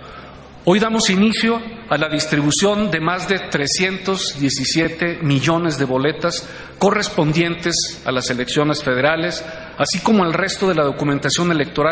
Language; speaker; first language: Spanish; native; Spanish